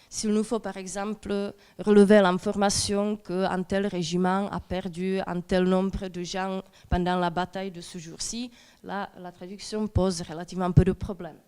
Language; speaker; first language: French; non-native, fluent; Czech